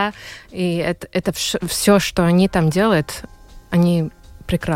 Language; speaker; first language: Russian; non-native, local second language; Latvian